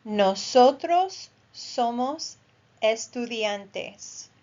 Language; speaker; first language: Spanish; non-native, fluent; English